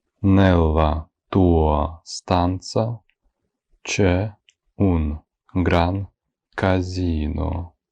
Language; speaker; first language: Italian; non-native, fluent; Ukrainian